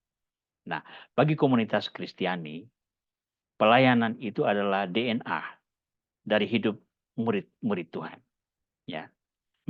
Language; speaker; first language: Indonesian; native; Indonesian